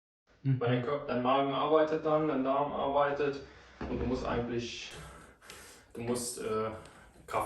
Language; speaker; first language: German; native; German